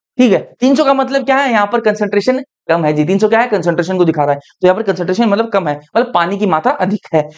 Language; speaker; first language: Hindi; native; Hindi